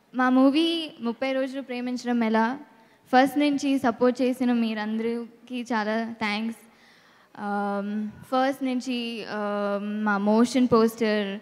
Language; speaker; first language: Telugu; non-native, learner; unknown